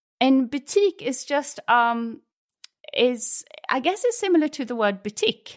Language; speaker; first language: English; non-native, fluent; Swedish